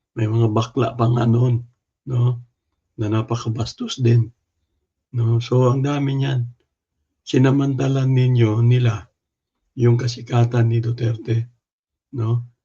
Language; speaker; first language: Filipino; non-native, local second language; Cebuano